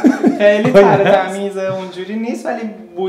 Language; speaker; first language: Persian; native; Persian